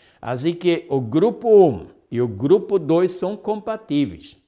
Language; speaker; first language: Portuguese; non-native, fluent; Spanish